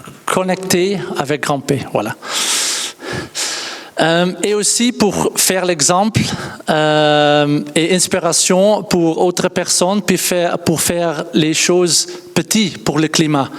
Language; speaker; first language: French; non-native, learner; Dutch